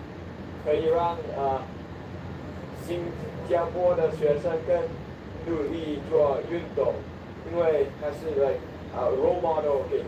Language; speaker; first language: Chinese; non-native, learner; Thai